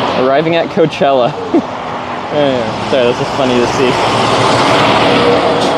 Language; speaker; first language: English; native; English